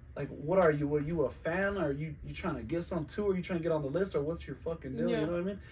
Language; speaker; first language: English; native; English